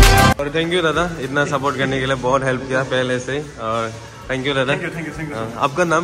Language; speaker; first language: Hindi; non-native, local second language; Assamese